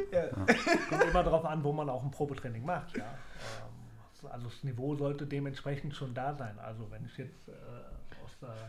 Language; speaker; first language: German; native; German